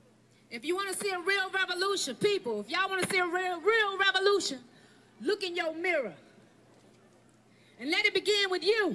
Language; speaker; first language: English; native; English